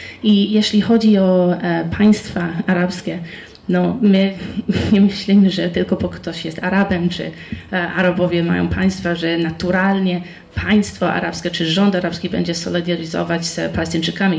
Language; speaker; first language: Polish; non-native, fluent; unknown